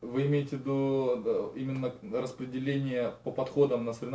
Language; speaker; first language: Russian; native; Russian